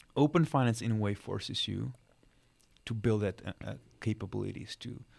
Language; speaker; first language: English; non-native, fluent; Czech